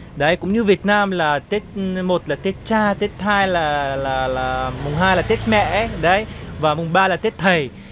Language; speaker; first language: Vietnamese; non-native, fluent; Arabic